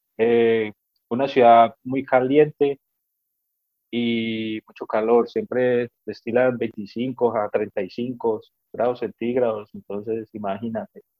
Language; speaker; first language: Spanish; native; Spanish